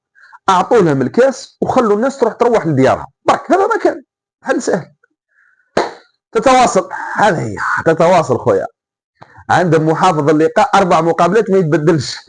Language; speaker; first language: Arabic; native; Arabic